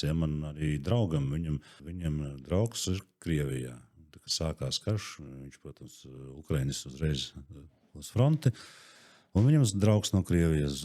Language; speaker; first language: Latvian; native; Latvian